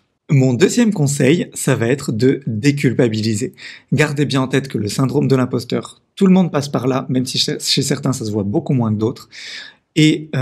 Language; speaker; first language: French; native; French